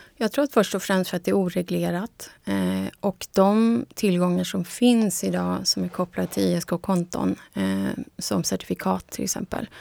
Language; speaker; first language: Swedish; non-native, fluent; Spanish